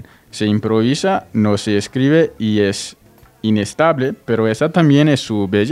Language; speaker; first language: Spanish; non-native, fluent; English